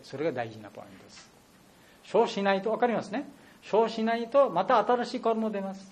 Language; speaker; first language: Japanese; non-native, learner; Bangla